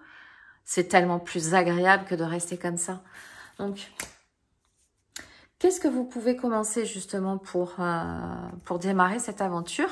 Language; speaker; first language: French; native; French